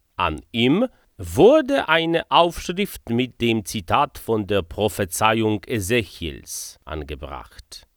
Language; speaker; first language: German; non-native, fluent; Polish